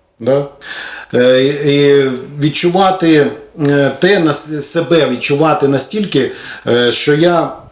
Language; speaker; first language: Ukrainian; non-native, local second language; Russian